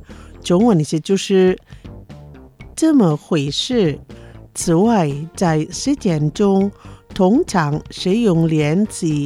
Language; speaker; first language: Chinese; non-native, fluent; Indonesian